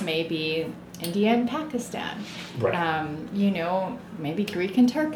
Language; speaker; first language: English; native; English